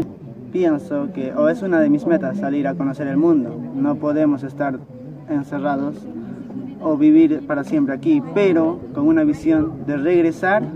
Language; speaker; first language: Spanish; native; Spanish